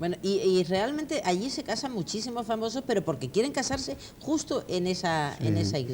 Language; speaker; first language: Spanish; native; Spanish